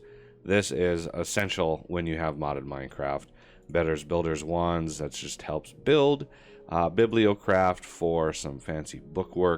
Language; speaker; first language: English; native; English